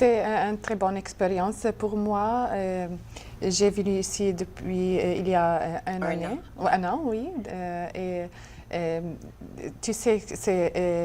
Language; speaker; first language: French; non-native, learner; Arabic